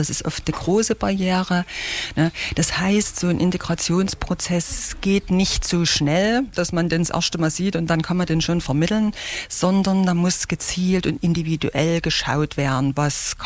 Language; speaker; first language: German; native; German